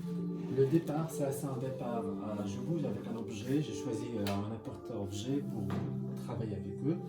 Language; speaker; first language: French; non-native, learner; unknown